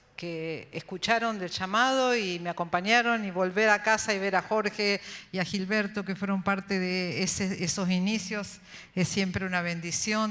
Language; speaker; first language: Spanish; native; Spanish